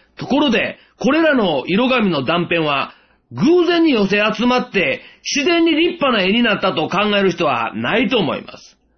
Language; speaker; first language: Japanese; native; Japanese